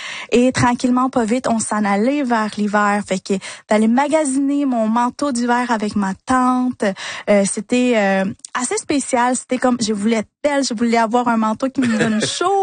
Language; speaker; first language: French; early bilingual, other home language; Spanish